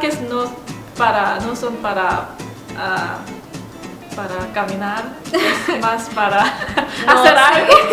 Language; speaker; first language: Spanish; non-native, fluent; Korean